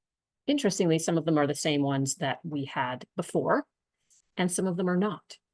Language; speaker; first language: English; native; English